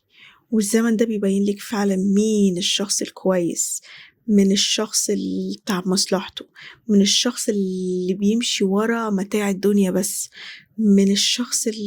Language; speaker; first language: Arabic; native; Arabic